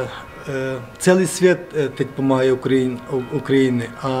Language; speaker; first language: Czech; non-native, learner; Ukrainian